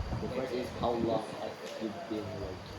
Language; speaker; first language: English; non-native, learner; Indonesian